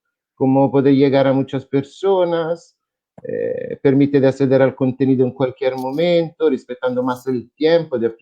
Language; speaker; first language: Spanish; non-native, fluent; Italian